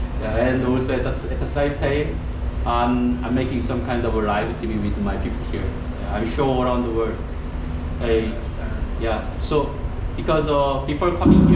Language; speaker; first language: English; non-native, learner; Korean